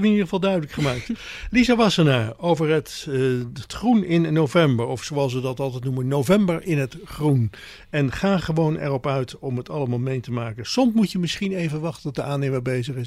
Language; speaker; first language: Dutch; native; Dutch